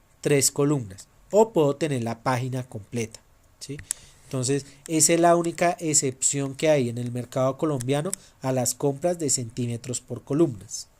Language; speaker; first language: Spanish; native; Spanish